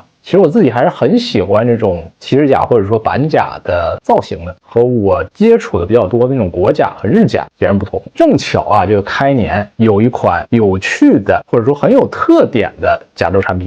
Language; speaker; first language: Chinese; native; Chinese